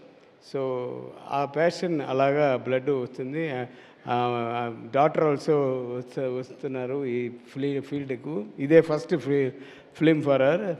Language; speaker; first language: Telugu; non-native, learner; Tamil